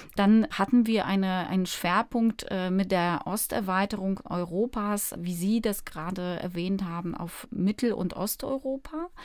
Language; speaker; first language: German; early bilingual, other home language; Polish